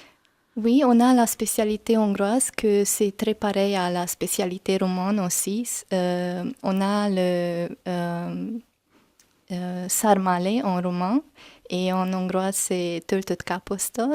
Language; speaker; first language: French; non-native, learner; Hungarian